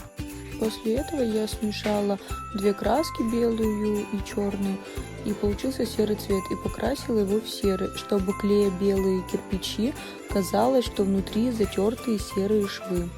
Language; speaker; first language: Russian; native; Russian